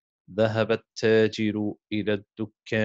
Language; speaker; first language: Arabic; non-native, fluent; English